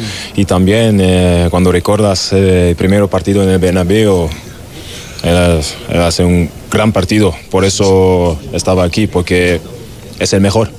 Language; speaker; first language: Spanish; non-native, learner; German